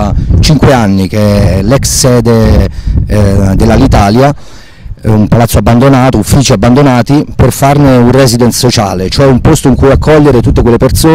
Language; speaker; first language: Italian; native; Italian